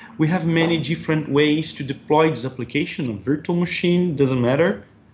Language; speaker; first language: English; non-native, fluent; Portuguese